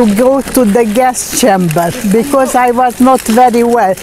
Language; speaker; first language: English; non-native, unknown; Hungarian